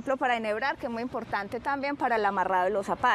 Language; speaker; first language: Spanish; native; Spanish